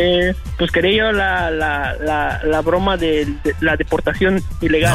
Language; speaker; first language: Spanish; native; Spanish